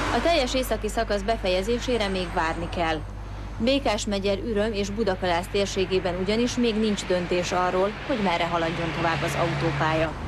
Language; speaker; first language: Hungarian; native; Hungarian